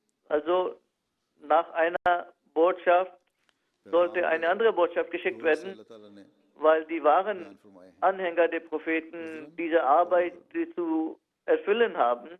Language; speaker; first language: German; non-native, fluent; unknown